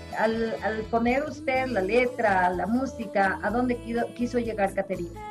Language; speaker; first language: Spanish; native; Spanish